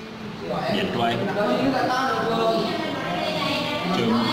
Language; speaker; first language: Vietnamese; non-native, learner; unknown